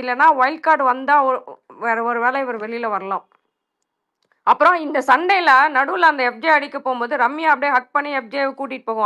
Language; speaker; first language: Tamil; native; Tamil